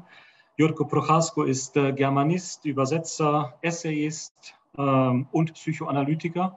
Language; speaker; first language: German; native; German